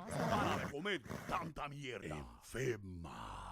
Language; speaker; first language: Spanish; early bilingual, other home language; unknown